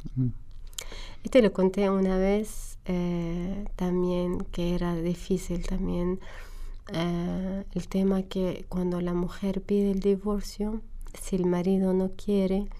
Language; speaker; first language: Spanish; non-native, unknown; Arabic